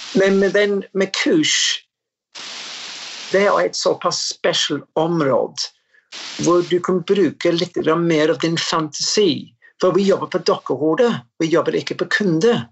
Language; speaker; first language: Norwegian; non-native, fluent; English